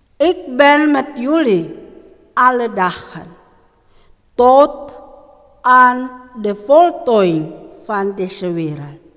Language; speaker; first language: Dutch; non-native, learner; Indonesian